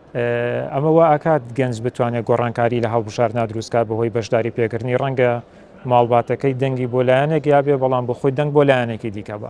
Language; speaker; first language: Central Kurdish; native; Central Kurdish